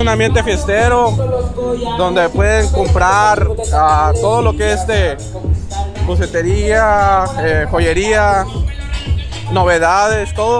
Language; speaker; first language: Spanish; native; Spanish